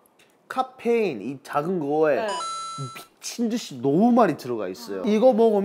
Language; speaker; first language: Korean; non-native, fluent; English